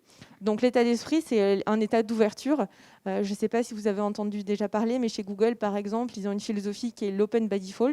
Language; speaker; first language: French; native; French